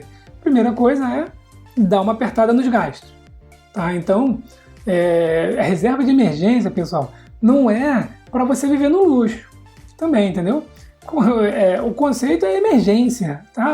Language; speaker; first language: Portuguese; native; Portuguese